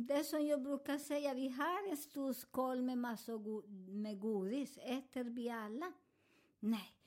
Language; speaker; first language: Swedish; non-native, fluent; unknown